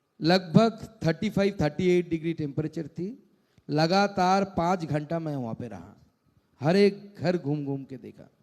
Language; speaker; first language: Hindi; non-native, local second language; Bangla